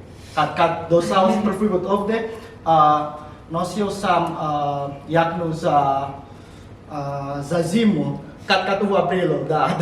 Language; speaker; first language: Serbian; non-native, learner; Indonesian